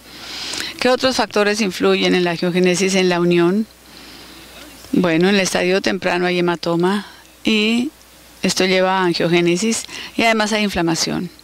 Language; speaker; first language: Spanish; native; Spanish